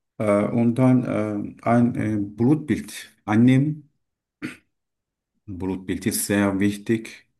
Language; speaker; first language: German; non-native, learner; Turkish